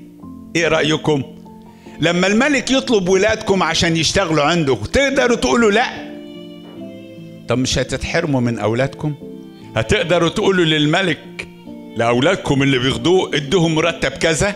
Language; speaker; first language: Arabic; native; Arabic